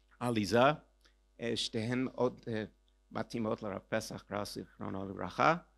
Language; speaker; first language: Hebrew; non-native, fluent; English